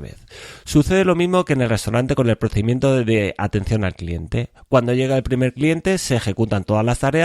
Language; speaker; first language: Spanish; native; Spanish